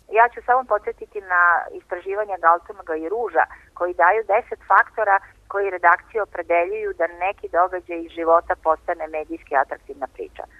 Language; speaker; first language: Serbian; native; Serbian